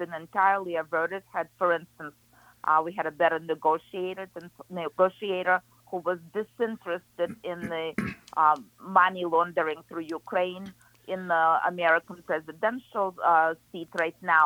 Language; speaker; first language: English; non-native, fluent; Ukrainian